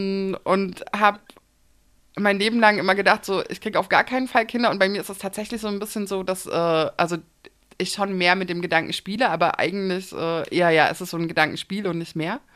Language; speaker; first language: German; native; German